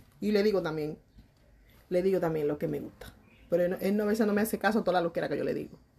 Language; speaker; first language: Spanish; native; Spanish